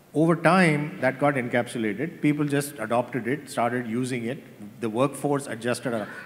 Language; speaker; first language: English; non-native, local second language; Tamil